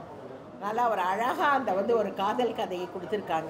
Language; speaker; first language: Tamil; native; Tamil